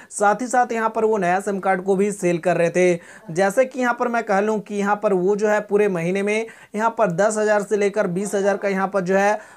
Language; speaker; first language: Hindi; native; Hindi